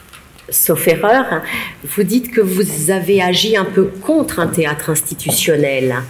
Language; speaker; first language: French; native; French